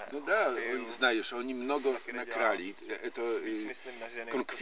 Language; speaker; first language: Russian; non-native, learner; Polish